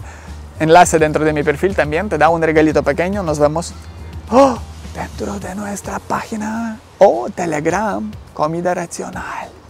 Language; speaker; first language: Spanish; non-native, learner; Ukrainian